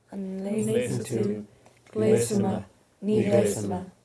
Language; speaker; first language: Irish; non-native, learner; English